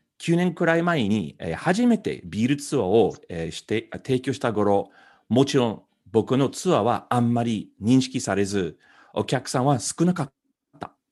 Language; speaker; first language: Japanese; non-native, fluent; English